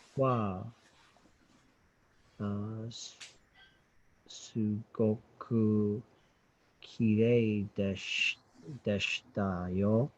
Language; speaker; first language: Japanese; non-native, learner; English